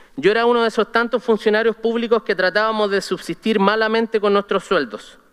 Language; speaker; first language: Spanish; native; Spanish